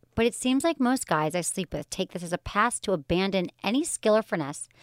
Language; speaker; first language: English; native; English